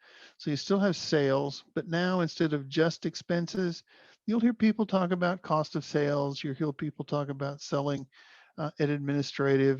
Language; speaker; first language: English; native; English